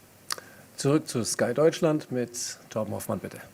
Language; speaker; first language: German; native; German